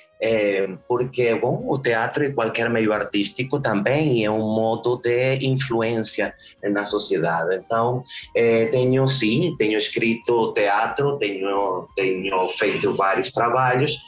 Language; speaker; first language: Portuguese; early bilingual, heritage; Spanish